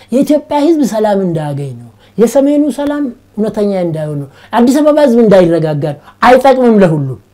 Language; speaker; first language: Amharic; non-native, local second language; Oromo